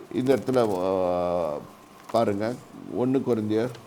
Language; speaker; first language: Tamil; native; Tamil